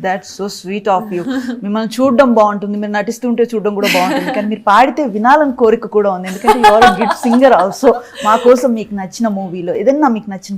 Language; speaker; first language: Telugu; native; Telugu